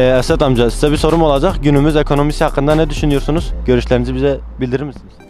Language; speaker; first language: Turkish; native; Turkish